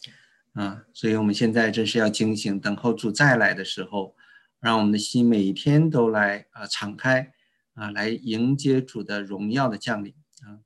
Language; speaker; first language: Chinese; native; Chinese